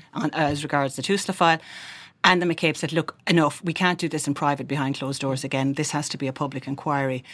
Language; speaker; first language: English; native; English